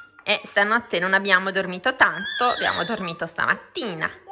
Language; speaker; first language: Italian; native; Italian